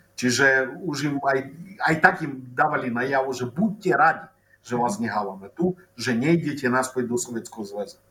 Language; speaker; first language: Slovak; non-native, local second language; Rusyn